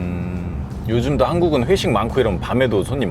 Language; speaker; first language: Korean; native; Korean